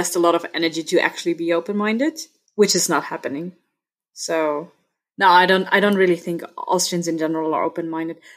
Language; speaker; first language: English; non-native, fluent; German